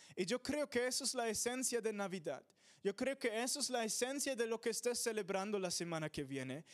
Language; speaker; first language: Spanish; non-native, fluent; English